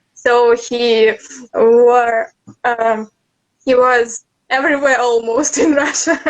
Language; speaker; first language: English; non-native, learner; Russian